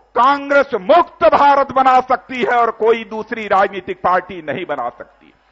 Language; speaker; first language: Hindi; native; Hindi